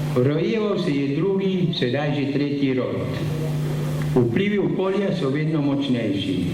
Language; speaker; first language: Slovenian; early bilingual, heritage; Slovenian